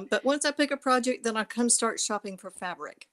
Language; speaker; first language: English; native; English